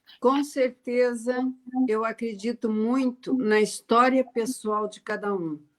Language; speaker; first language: Portuguese; native; Portuguese